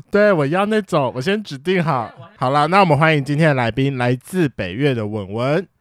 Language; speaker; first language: Chinese; native; Chinese